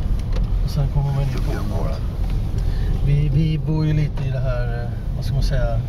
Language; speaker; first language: Swedish; native; Swedish